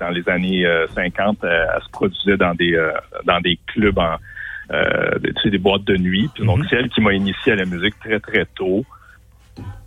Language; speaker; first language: French; native; French